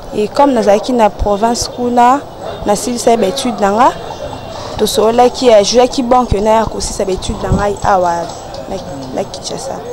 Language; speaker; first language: Lingala; non-native, local second language; Luba-Lulua